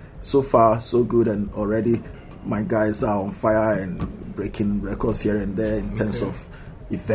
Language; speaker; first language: English; non-native, local second language; Akan